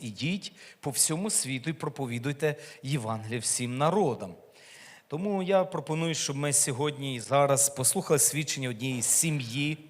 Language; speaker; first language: Ukrainian; native; Ukrainian